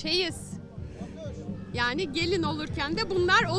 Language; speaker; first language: Turkish; native; Turkish